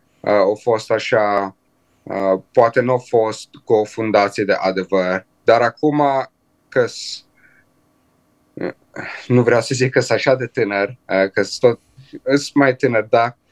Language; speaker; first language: Romanian; early bilingual, heritage; Romanian